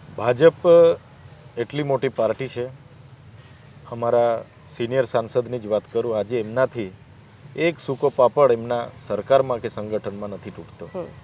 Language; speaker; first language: Gujarati; non-native, local second language; Vasavi